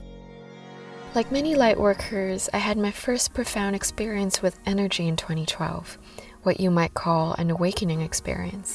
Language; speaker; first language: English; native; English